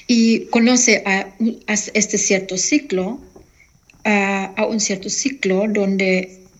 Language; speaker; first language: Spanish; non-native, fluent; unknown